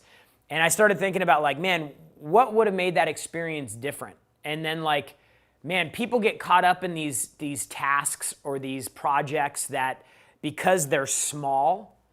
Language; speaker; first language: English; native; English